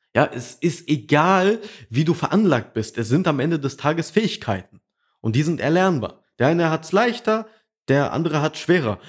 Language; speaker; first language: German; early bilingual, other home language; Russian